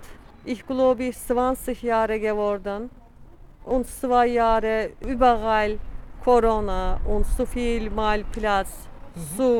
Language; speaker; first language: German; non-native, learner; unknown